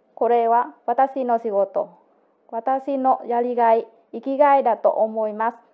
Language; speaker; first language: Japanese; non-native, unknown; Vietnamese